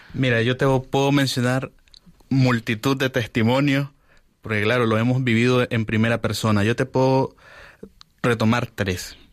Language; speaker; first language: Spanish; native; Spanish